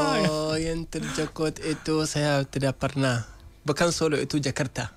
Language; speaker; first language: Indonesian; non-native, learner; Hausa